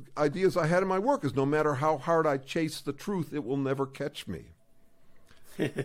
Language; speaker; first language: English; native; English